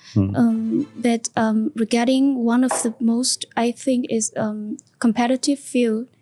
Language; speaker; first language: English; non-native, fluent; Vietnamese